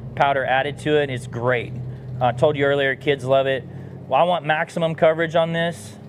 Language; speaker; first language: English; native; English